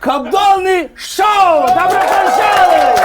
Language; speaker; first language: Russian; non-native, local second language; Kazakh